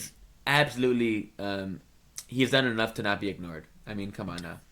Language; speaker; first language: English; native; English